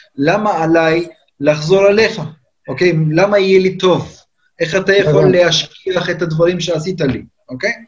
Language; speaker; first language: Hebrew; non-native, fluent; Turkish